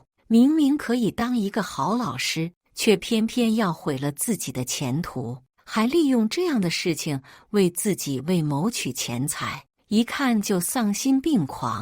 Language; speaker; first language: Chinese; native; Chinese